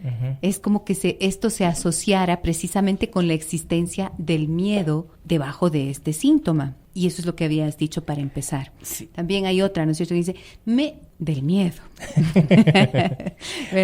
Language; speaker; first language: Spanish; native; Spanish